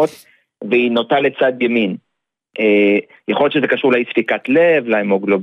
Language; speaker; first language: Hebrew; native; Hebrew